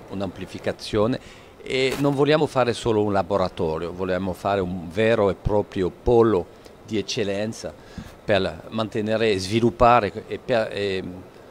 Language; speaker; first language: Italian; non-native, fluent; French